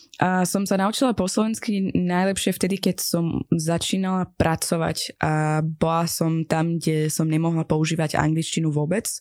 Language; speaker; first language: Slovak; non-native, fluent; Persian